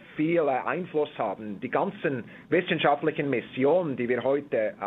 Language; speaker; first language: German; native; German